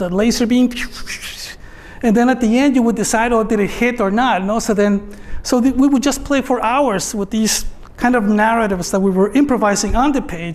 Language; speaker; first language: English; non-native, fluent; Spanish